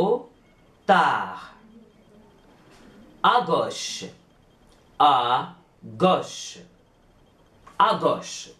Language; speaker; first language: French; non-native, fluent; Arabic